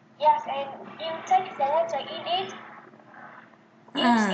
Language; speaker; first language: English; non-native, learner; Vietnamese